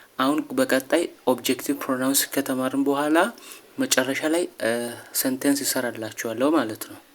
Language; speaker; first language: Amharic; non-native, local second language; Sidamo